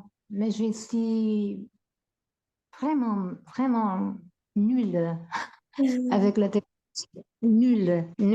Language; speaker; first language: French; non-native, fluent; Spanish